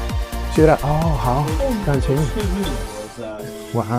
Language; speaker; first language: Chinese; non-native, learner; English